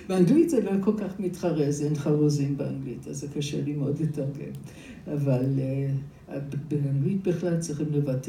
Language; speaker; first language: Hebrew; non-native, fluent; English